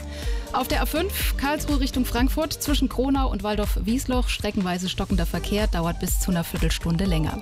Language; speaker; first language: German; native; German